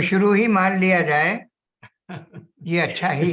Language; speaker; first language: Hindi; native; Hindi